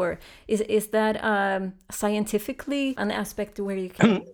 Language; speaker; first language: English; non-native, fluent; Swedish